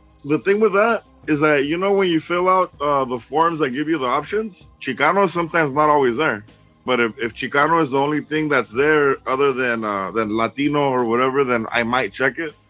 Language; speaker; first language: English; early bilingual, other home language; Spanish